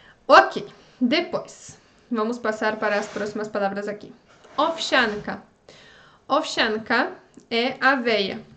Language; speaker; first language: Portuguese; non-native, fluent; Polish